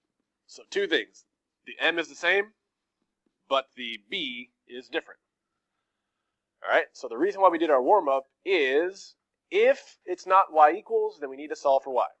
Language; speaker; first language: English; native; English